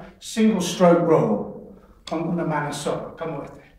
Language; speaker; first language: Spanish; non-native, learner; English